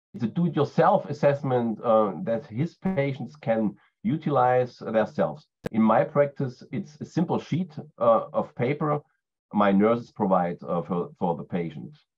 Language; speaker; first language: English; non-native, fluent; German